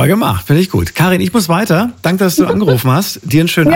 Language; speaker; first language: German; native; German